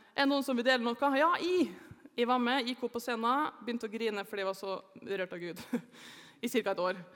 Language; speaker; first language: Norwegian; native; Norwegian